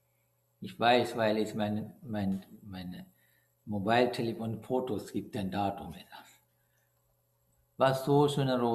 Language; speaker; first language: German; non-native, learner; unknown